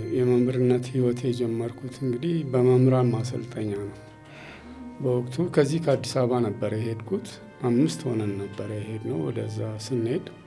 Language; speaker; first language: Amharic; native; Amharic